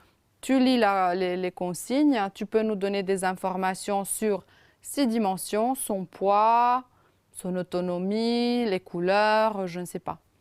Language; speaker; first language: French; non-native, fluent; Romanian